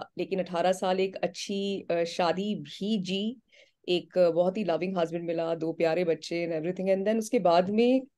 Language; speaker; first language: Hindi; native; Hindi